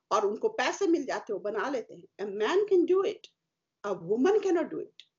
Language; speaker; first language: Hindi; native; Hindi